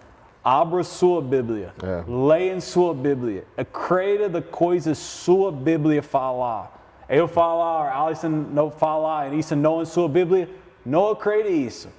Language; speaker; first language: Portuguese; non-native, learner; English